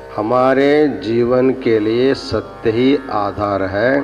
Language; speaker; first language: Hindi; non-native, local second language; Kannada